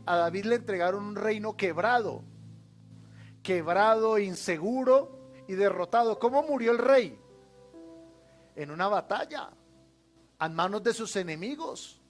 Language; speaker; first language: Spanish; native; Spanish